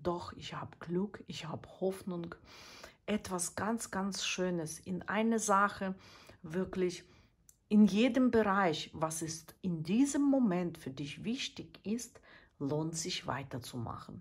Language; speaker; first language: German; non-native, fluent; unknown